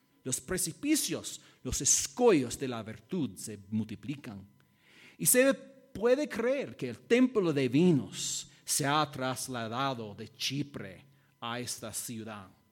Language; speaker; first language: Spanish; non-native, fluent; English